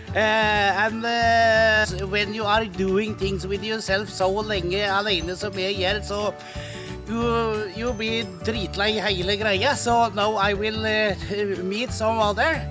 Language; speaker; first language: English; non-native, learner; Norwegian